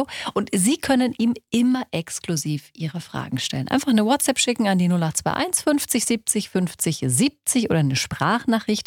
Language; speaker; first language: German; native; German